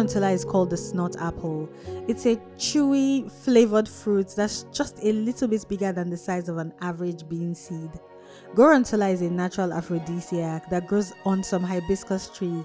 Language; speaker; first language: English; non-native, local second language; Hausa